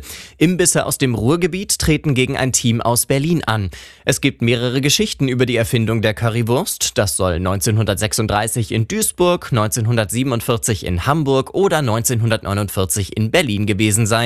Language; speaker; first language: German; native; German